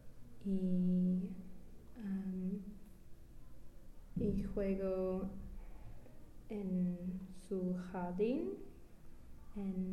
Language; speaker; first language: Spanish; non-native, learner; English